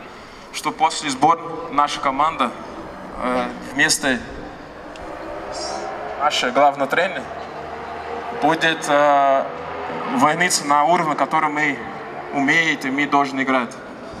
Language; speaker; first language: Russian; non-native, learner; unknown